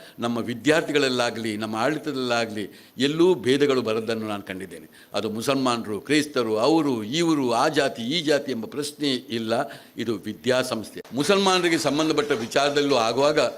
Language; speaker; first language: Kannada; native; Kannada